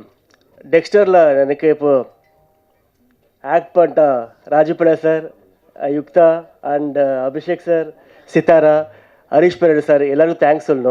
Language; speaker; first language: Tamil; non-native, learner; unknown